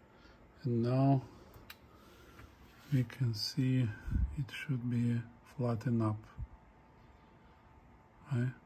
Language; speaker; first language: English; non-native, fluent; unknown